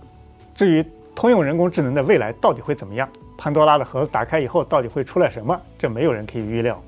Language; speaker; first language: Chinese; native; Chinese